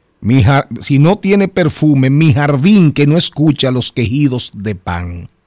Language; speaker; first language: Spanish; native; Spanish